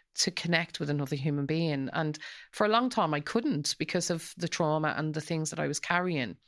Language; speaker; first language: English; native; English